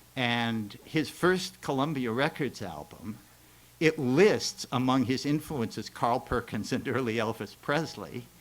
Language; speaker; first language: English; native; English